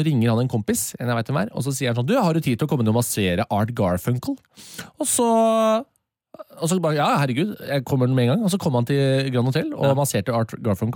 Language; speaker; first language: Norwegian; native; Norwegian